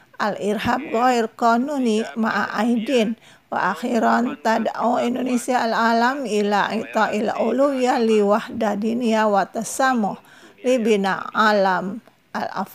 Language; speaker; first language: Arabic; non-native, fluent; Indonesian